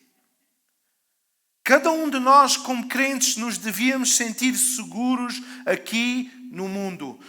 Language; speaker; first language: Portuguese; native; Portuguese